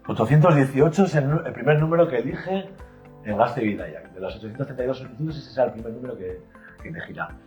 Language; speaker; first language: Spanish; native; Spanish